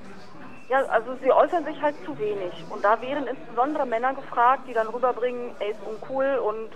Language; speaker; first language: German; native; German